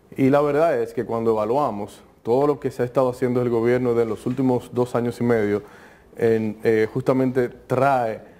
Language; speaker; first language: Spanish; native; Spanish